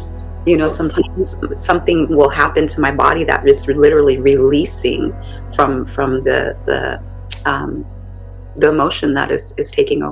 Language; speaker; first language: English; native; English